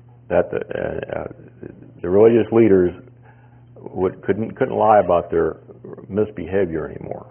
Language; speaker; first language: English; native; English